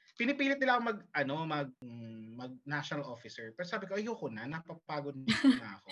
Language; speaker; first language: Filipino; early bilingual, heritage; Filipino